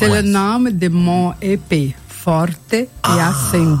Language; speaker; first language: French; non-native, learner; Portuguese